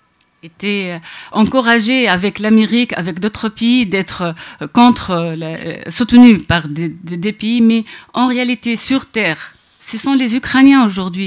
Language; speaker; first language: French; non-native, local second language; Arabic